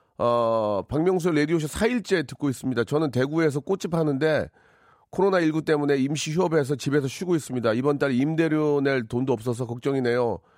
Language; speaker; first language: Korean; native; Korean